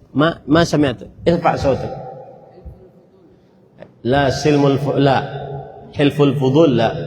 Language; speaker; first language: Arabic; non-native, fluent; Indonesian